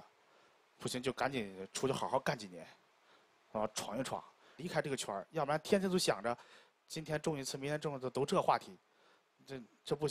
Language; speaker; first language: Chinese; native; Chinese